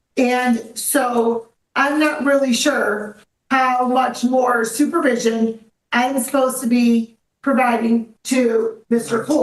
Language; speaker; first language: English; native; English